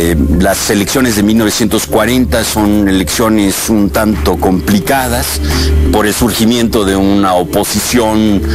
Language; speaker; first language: Spanish; native; Spanish